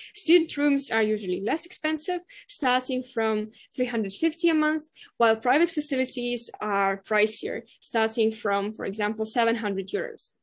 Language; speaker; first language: English; non-native, fluent; Russian